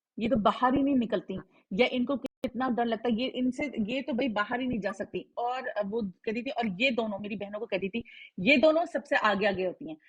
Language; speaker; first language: Hindi; native; Hindi